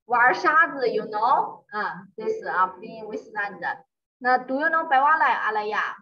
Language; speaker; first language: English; non-native, learner; Chinese